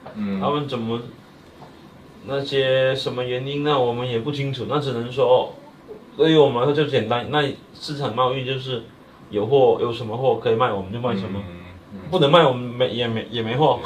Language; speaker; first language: Chinese; native; Chinese